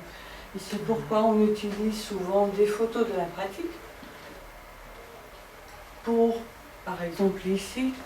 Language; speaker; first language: French; non-native, fluent; Dutch